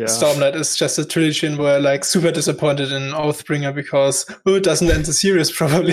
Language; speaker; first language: English; non-native, fluent; German